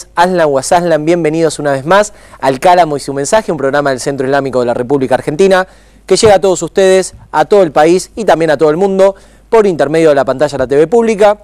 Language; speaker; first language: Spanish; native; Spanish